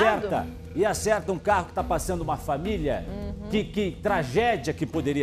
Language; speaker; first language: Portuguese; native; Portuguese